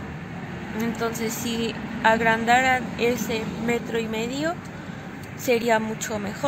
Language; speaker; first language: Spanish; native; Spanish